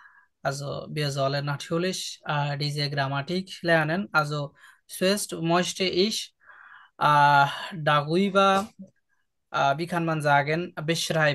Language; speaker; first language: German; non-native, local second language; Bangla